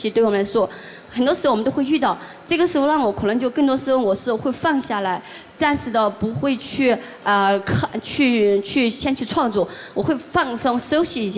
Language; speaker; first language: Chinese; native; Chinese